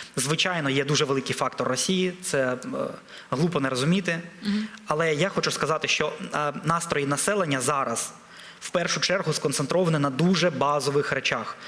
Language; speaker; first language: Ukrainian; non-native, local second language; Russian